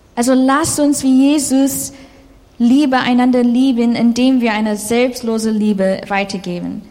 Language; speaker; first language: German; non-native, fluent; English